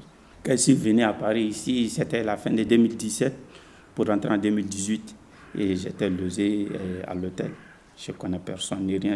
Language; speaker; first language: French; non-native, learner; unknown